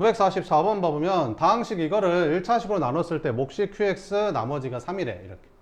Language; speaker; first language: Korean; native; Korean